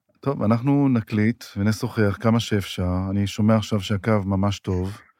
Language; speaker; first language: Hebrew; native; Hebrew